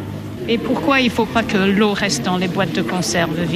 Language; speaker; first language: French; native; French